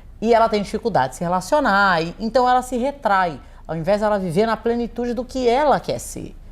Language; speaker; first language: Portuguese; native; Portuguese